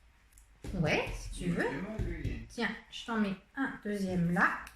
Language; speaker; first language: French; native; French